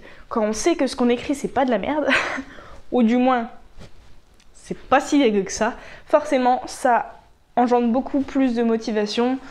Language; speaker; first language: French; native; French